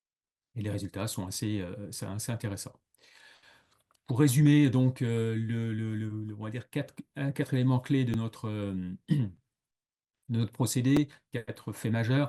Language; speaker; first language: French; native; French